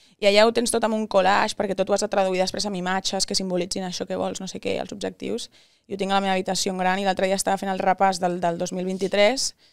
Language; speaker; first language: Catalan; non-native, local second language; Spanish